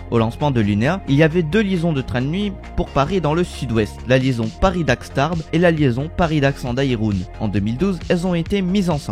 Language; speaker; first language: French; native; French